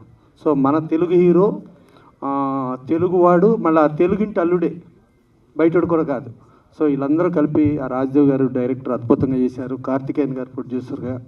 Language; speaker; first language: Telugu; native; Telugu